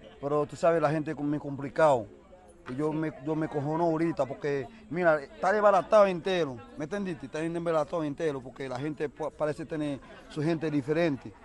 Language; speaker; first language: Spanish; non-native, fluent; Haitian Creole